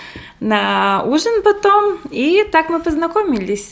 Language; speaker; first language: Russian; non-native, local second language; Latvian